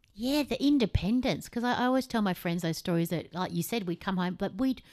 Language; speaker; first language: English; native; English